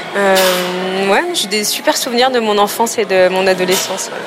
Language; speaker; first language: French; native; French